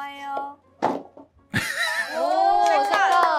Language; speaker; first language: Korean; native; Korean